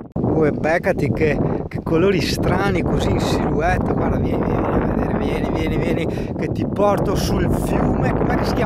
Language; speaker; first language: Italian; native; Italian